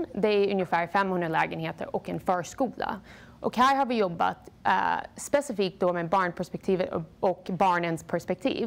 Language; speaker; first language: Swedish; non-native, fluent; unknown